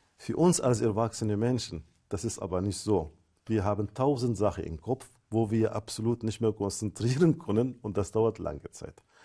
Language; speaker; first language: German; non-native, fluent; Arabic